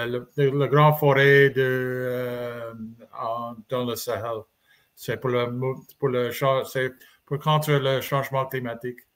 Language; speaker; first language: French; non-native, learner; English